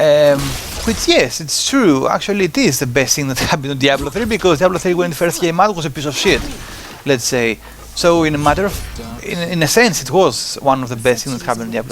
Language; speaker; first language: English; non-native, fluent; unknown